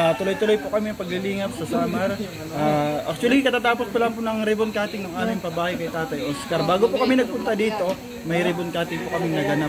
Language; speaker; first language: Filipino; native; Filipino